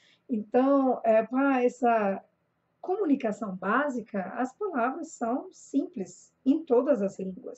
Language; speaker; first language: Portuguese; non-native, fluent; German